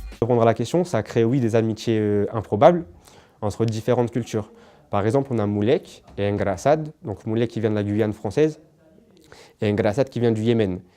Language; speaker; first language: French; native; French